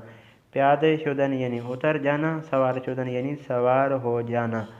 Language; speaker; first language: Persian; non-native, fluent; Urdu